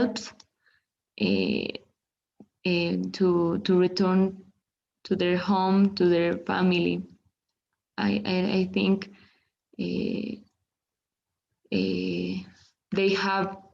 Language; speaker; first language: English; non-native, learner; Spanish